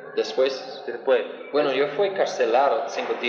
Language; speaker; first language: Spanish; non-native, learner; English